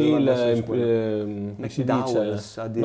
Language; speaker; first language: Italian; native; Italian